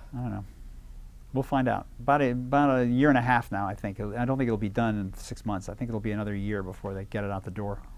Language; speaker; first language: English; native; English